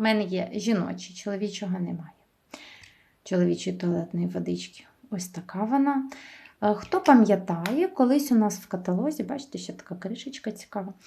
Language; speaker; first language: Ukrainian; native; Ukrainian